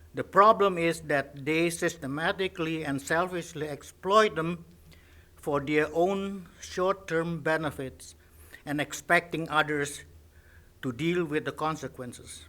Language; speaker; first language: English; non-native, fluent; Indonesian